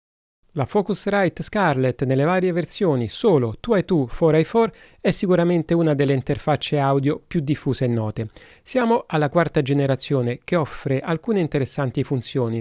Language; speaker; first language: Italian; native; Italian